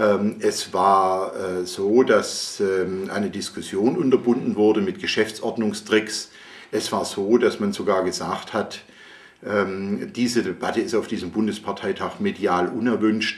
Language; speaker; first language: German; native; German